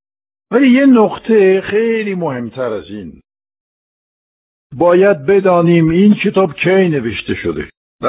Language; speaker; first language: Persian; non-native, fluent; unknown